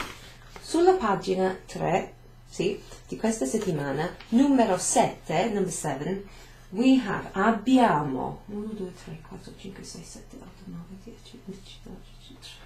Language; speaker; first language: Italian; non-native, fluent; English